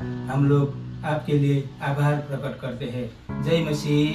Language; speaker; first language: Hindi; non-native, local second language; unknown